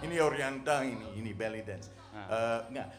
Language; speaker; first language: Indonesian; non-native, fluent; French